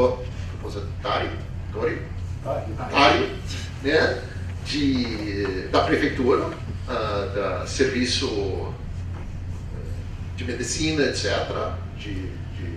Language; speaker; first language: Portuguese; non-native, fluent; English